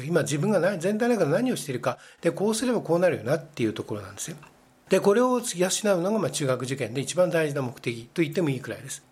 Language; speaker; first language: Japanese; native; Japanese